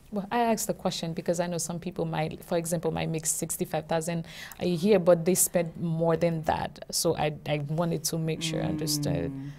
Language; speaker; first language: English; non-native, fluent; Haitian Creole